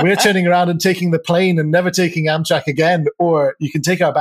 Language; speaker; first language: English; native; English